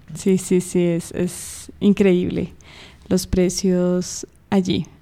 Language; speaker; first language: Spanish; native; Spanish